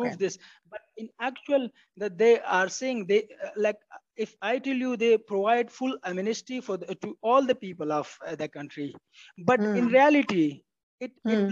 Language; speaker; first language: English; non-native, fluent; Pashto